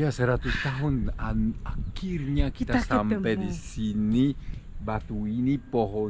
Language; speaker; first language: Indonesian; non-native, fluent; French